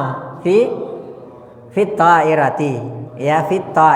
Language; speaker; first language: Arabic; non-native, fluent; Indonesian